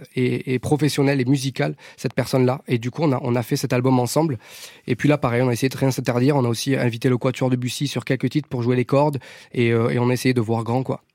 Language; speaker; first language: French; native; French